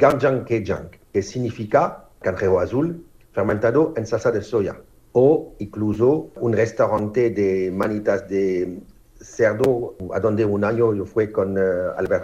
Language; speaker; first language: Spanish; non-native, fluent; French